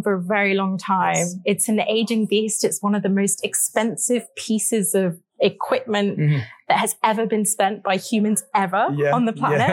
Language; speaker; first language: English; native; English